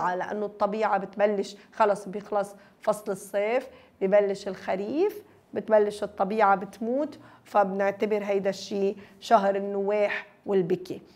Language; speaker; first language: Arabic; native; Arabic